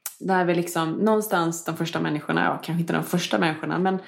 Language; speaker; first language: Swedish; native; Swedish